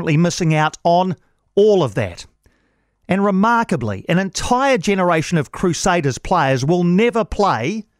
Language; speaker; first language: English; native; English